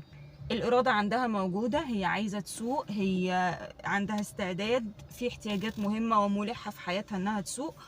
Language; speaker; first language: Arabic; native; Arabic